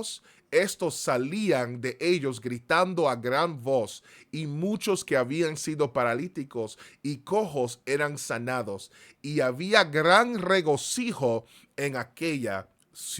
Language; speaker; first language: Spanish; early bilingual, heritage; Spanish